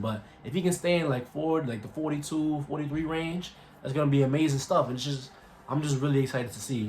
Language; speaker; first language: English; native; English